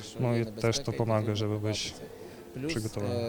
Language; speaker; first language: Polish; non-native, learner; Ukrainian